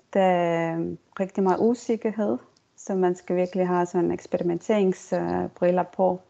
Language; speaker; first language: Danish; non-native, fluent; Estonian